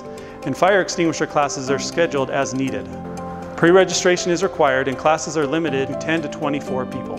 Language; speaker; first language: English; native; English